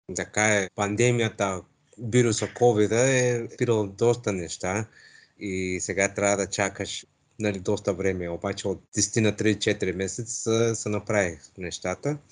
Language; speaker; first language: Bulgarian; non-native, learner; English